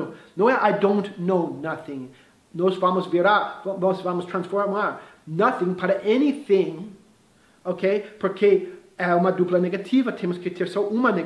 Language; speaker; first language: Portuguese; non-native, fluent; English